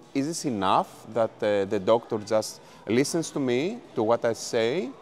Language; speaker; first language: English; non-native, fluent; Greek